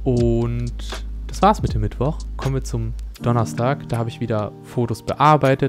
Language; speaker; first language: German; native; German